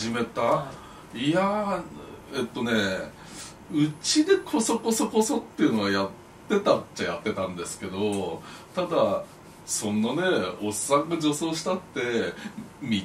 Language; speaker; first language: Japanese; native; Japanese